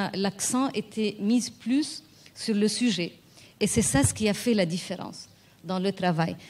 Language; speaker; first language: French; non-native, local second language; Arabic